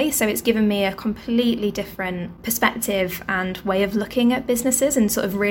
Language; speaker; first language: English; native; English